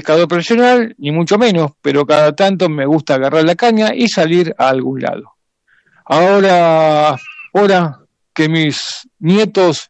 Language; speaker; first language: Spanish; native; Spanish